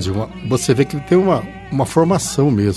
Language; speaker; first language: Portuguese; native; Portuguese